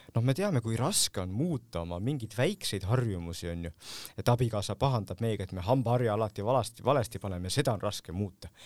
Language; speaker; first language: Estonian; native; Estonian